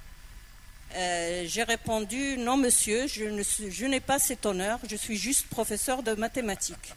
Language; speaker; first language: French; non-native, local second language; Arabic